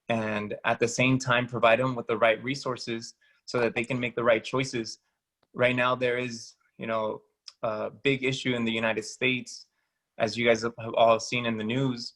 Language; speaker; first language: English; early bilingual, other home language; Spanish